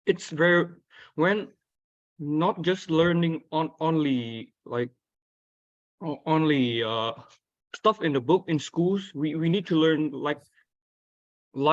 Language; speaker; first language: English; non-native, learner; Vietnamese